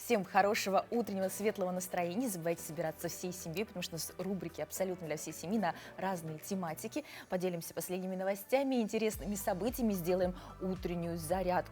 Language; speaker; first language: Russian; native; Russian